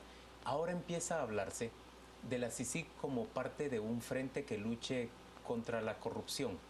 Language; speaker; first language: Spanish; native; Spanish